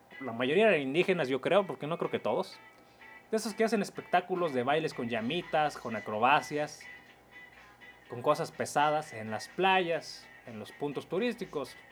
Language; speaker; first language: Spanish; native; Spanish